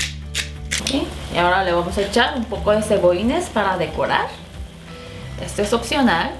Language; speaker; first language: Spanish; non-native, fluent; Korean